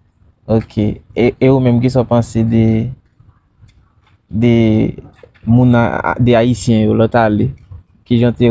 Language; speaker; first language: French; non-native, learner; Haitian Creole